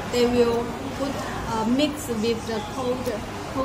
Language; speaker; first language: English; non-native, learner; Chinese